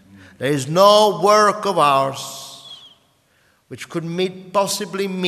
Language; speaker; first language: English; non-native, fluent; Italian